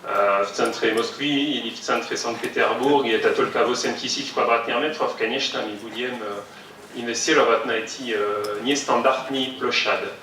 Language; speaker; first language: Russian; non-native, fluent; French